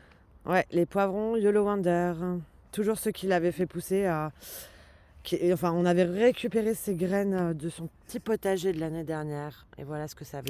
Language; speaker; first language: French; native; French